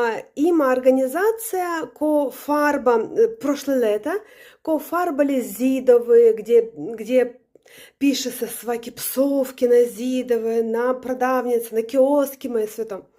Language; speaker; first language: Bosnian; non-native, learner; Russian